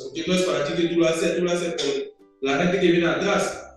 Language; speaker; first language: Spanish; non-native, learner; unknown